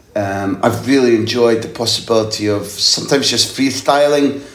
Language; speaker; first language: English; native; English